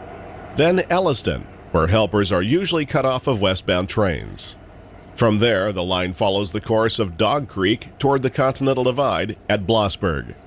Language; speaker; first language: English; native; English